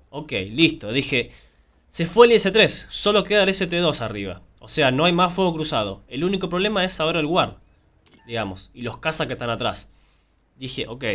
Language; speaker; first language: Spanish; native; Spanish